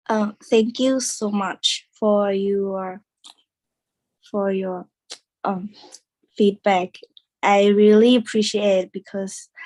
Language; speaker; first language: English; non-native, learner; Thai